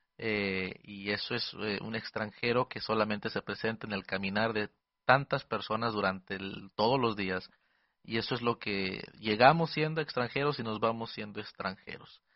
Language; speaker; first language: Spanish; early bilingual, heritage; Spanish